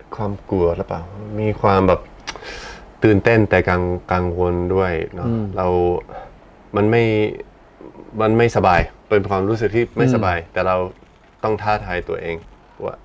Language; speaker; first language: Thai; non-native, fluent; English